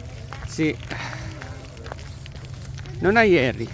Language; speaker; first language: Italian; non-native, learner; Filipino